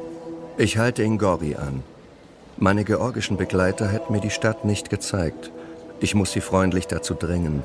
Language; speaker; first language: German; native; German